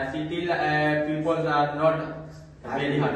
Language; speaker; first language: English; non-native, learner; Hindi